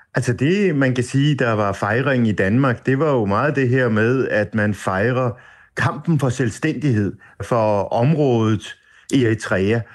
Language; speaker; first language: Danish; native; Danish